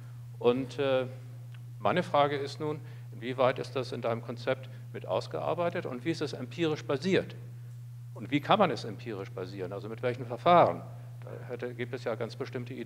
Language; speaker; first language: German; native; German